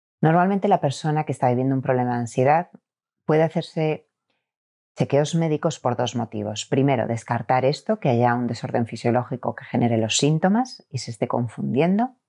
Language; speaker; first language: Spanish; native; Spanish